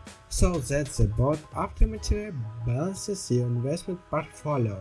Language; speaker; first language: English; non-native, learner; Russian